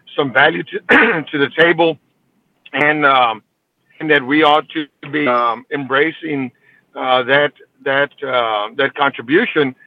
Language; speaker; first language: English; early bilingual, other home language; Spanish